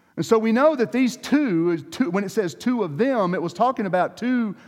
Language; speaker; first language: English; native; English